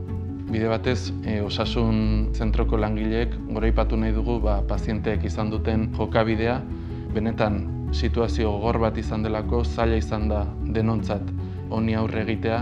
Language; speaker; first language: Basque; native; Basque